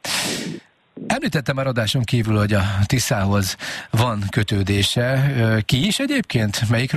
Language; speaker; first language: Hungarian; native; Hungarian